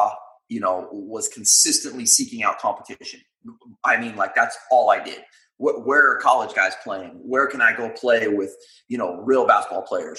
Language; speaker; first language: English; native; English